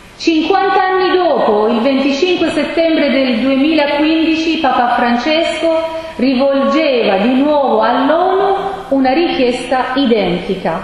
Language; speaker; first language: Italian; non-native, fluent; Persian